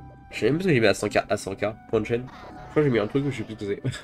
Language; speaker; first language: French; native; French